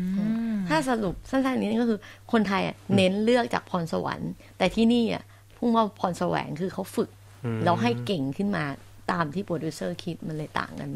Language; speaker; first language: Thai; native; Thai